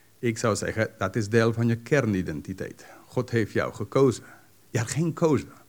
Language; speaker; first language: Dutch; non-native, fluent; English